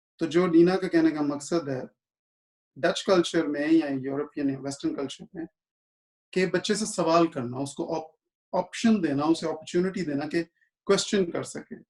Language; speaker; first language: Urdu; native; Urdu